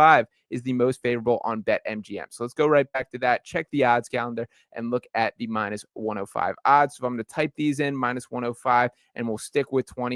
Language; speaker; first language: English; native; English